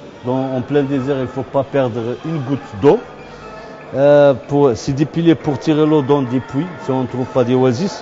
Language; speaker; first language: French; non-native, local second language; Arabic